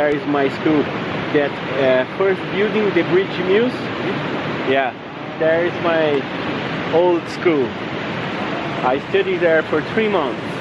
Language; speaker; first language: English; non-native, fluent; Portuguese